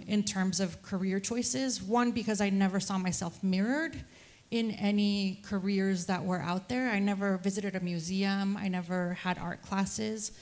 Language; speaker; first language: English; early bilingual, other home language; Spanish